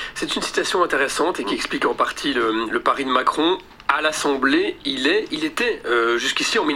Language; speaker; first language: French; native; French